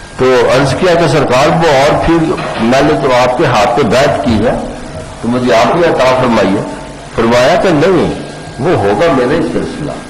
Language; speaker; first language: Urdu; non-native, local second language; Punjabi